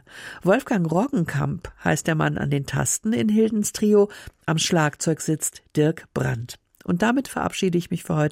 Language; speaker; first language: German; native; German